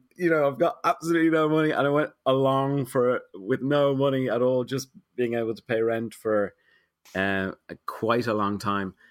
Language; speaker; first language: English; native; English